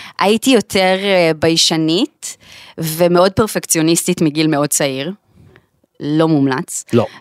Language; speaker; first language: Hebrew; native; Hebrew